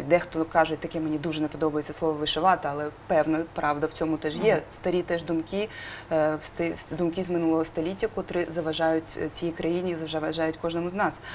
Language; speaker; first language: Ukrainian; native; Ukrainian